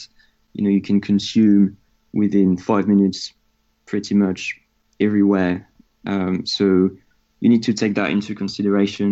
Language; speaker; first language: English; non-native, fluent; French